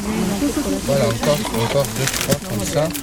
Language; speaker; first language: French; non-native, learner; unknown